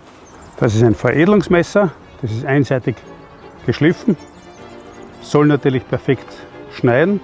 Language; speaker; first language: German; native; German